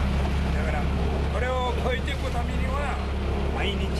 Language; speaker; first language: Japanese; native; Japanese